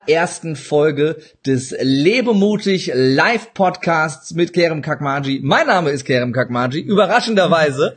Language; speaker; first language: German; early bilingual, other home language; Turkish